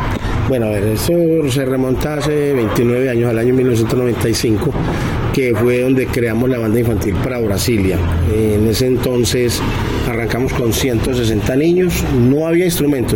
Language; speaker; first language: Spanish; native; Spanish